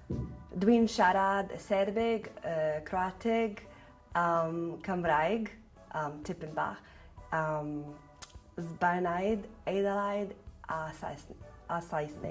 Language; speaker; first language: Welsh; non-native, learner; Serbian